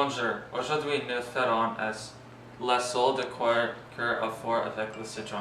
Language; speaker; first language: French; non-native, learner; English